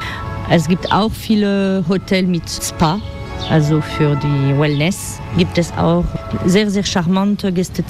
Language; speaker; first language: German; non-native, fluent; French